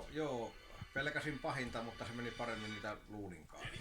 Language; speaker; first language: Finnish; native; Finnish